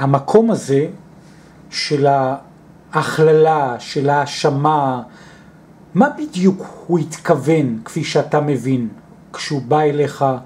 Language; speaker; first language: Hebrew; native; Hebrew